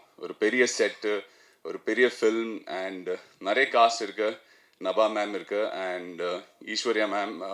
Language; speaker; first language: Tamil; non-native, fluent; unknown